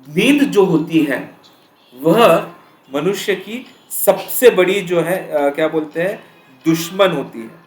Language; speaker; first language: Hindi; non-native, local second language; Marathi